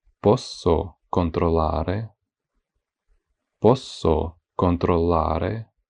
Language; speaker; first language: Italian; non-native, fluent; Ukrainian